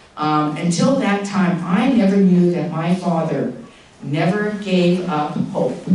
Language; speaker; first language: English; native; English